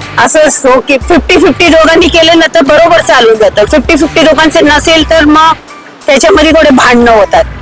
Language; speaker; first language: Marathi; non-native, fluent; Nepali